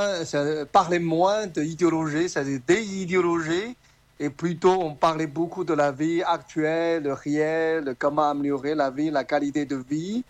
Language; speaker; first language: French; non-native, learner; Chinese